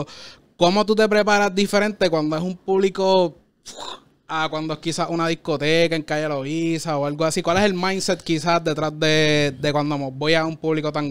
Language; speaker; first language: Spanish; native; Spanish